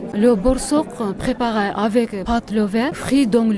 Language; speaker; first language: French; non-native, learner; Kyrgyz